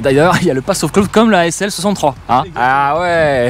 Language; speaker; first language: French; native; French